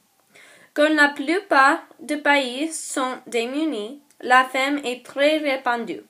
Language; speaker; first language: French; non-native, learner; English